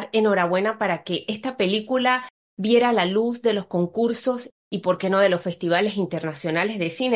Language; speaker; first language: Spanish; native; Spanish